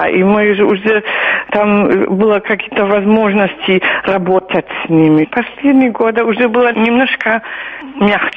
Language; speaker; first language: Russian; non-native, fluent; German